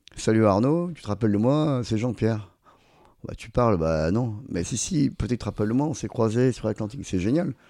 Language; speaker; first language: French; native; French